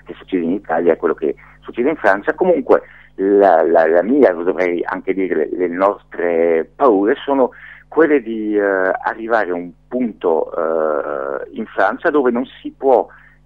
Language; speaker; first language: Italian; non-native, fluent; French